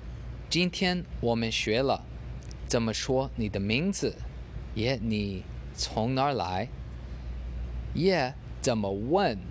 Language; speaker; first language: Chinese; non-native, learner; English